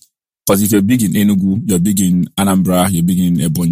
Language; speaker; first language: English; non-native, local second language; Igbo